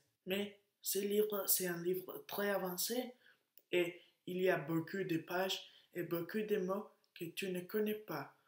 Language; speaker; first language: French; non-native, learner; Spanish